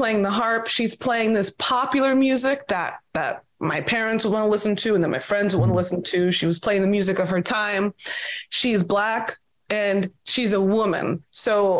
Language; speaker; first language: English; native; English